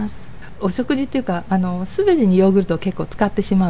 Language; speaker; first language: Japanese; native; Japanese